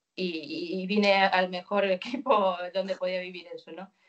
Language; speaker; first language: Spanish; native; Spanish